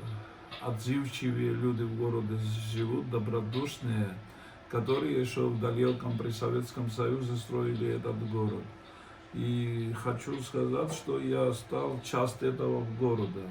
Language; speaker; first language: Russian; non-native, fluent; Georgian